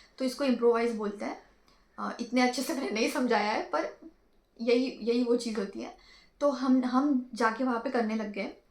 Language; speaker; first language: Hindi; non-native, local second language; Marathi